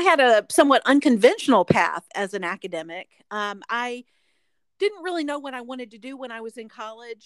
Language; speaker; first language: English; native; English